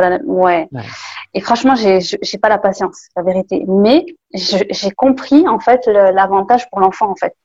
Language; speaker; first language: French; native; French